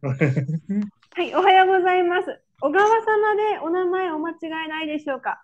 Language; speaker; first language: Japanese; native; Japanese